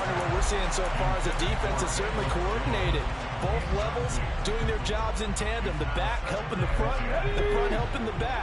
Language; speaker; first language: English; native; English